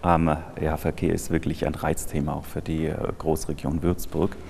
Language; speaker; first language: German; native; German